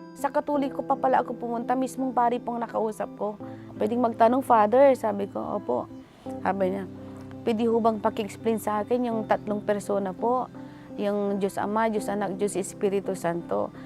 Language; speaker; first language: Filipino; non-native, local second language; Pangasinan